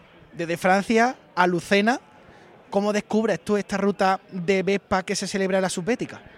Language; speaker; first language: Spanish; native; Spanish